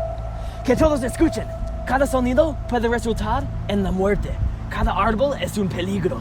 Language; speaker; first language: Spanish; non-native, learner; English